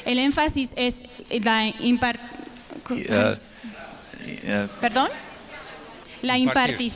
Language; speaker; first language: Spanish; native; Spanish